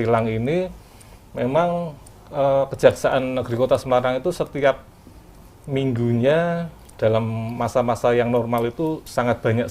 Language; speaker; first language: Indonesian; native; Indonesian